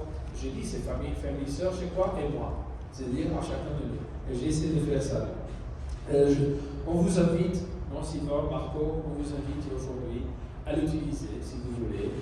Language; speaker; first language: French; non-native, fluent; Portuguese